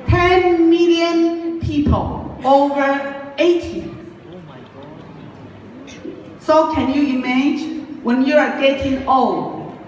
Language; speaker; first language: English; non-native, learner; Japanese